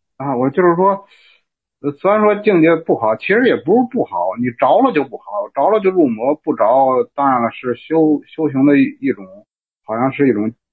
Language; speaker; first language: Chinese; native; Chinese